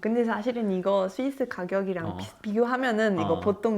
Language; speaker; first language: Korean; non-native, learner; French